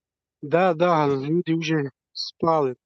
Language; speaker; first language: Russian; non-native, learner; Tajik